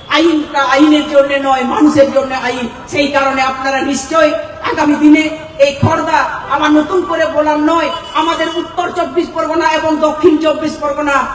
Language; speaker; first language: Bangla; non-native, local second language; Santali